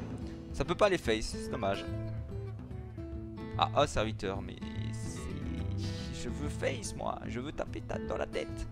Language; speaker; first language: French; native; French